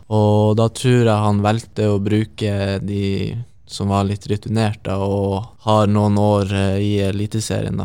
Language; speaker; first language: Norwegian; native; Norwegian